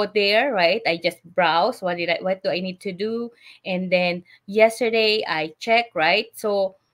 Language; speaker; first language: English; non-native, local second language; Filipino